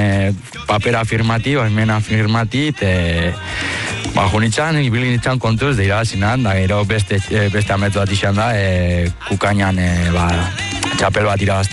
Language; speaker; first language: Basque; native; Basque